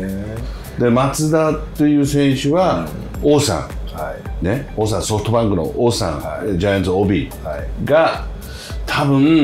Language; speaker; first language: Japanese; native; Japanese